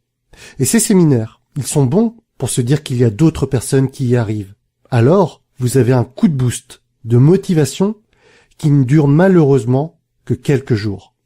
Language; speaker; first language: French; native; French